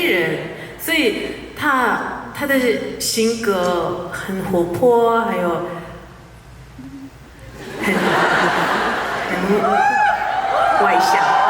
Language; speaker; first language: Chinese; non-native, learner; Korean